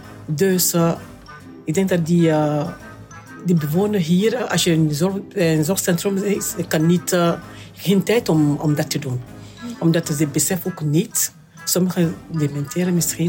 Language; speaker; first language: Dutch; non-native, learner; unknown